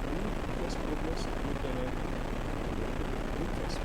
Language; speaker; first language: Spanish; non-native, fluent; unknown